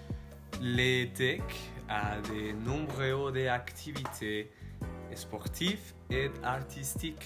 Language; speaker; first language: French; non-native, learner; Spanish